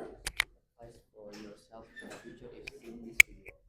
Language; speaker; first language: English; non-native, learner; Indonesian